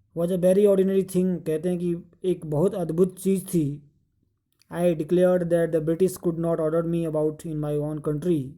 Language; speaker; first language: Hindi; native; Hindi